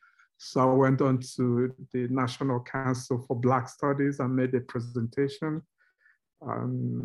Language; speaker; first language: English; non-native, local second language; Igbo